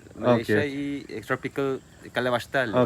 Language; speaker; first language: Malayalam; non-native, learner; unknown